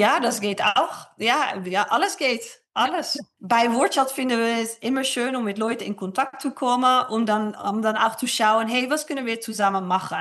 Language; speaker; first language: German; non-native, fluent; Dutch